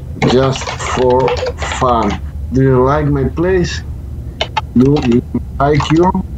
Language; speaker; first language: English; non-native, learner; Spanish